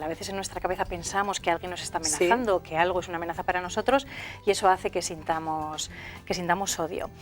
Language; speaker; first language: Spanish; native; Spanish